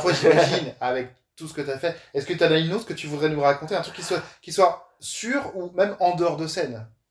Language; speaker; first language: French; native; French